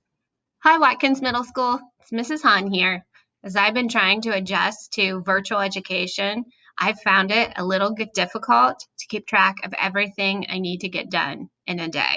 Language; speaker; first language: English; native; English